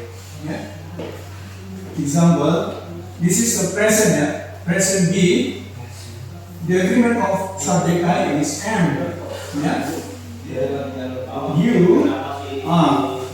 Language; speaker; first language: English; non-native, fluent; Indonesian